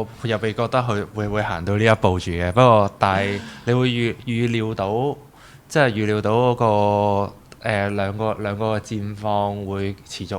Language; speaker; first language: Cantonese; native; Cantonese